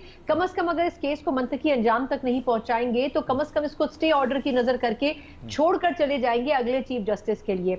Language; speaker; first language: Urdu; native; Urdu